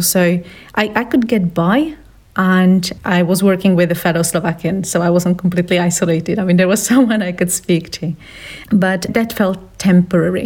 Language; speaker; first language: English; non-native, fluent; Slovak